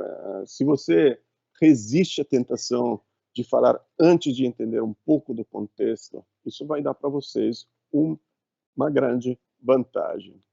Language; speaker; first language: Portuguese; non-native, fluent; Italian